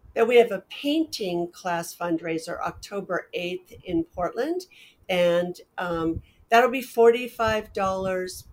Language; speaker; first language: English; native; English